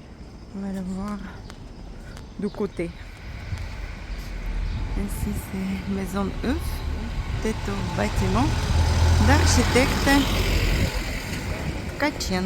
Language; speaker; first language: French; non-native, fluent; Russian